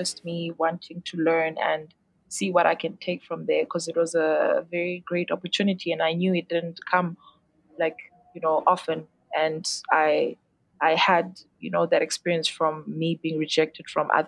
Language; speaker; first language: English; non-native, local second language; Xhosa